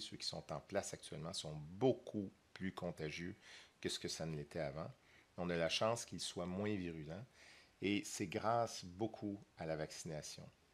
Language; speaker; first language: French; native; French